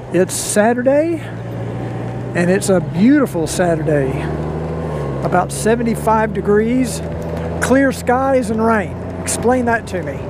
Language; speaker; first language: English; native; English